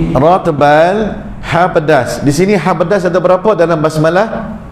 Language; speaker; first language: Malay; early bilingual, heritage; Malay